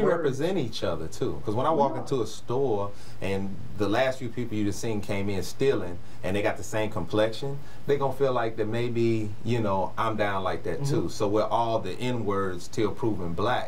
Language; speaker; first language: English; native; English